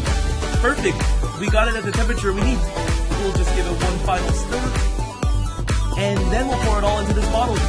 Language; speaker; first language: English; native; English